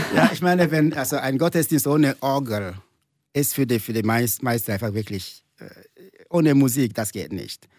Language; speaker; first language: German; non-native, fluent; Igbo